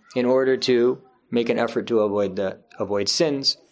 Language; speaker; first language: English; native; English